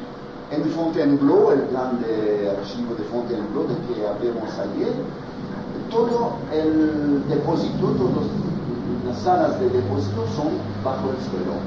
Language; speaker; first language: Spanish; non-native, fluent; French